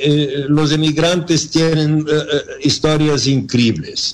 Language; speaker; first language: Spanish; non-native, learner; Bulgarian